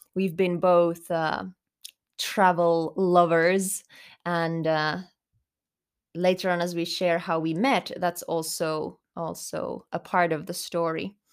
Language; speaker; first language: English; non-native, fluent; Finnish